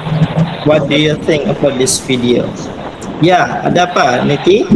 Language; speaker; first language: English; non-native, fluent; Indonesian